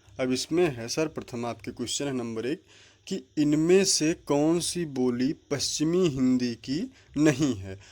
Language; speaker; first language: Hindi; native; Hindi